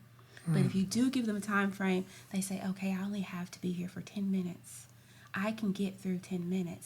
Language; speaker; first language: English; native; English